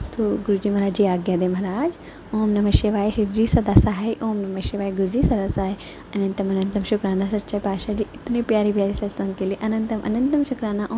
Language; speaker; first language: Hindi; native; Hindi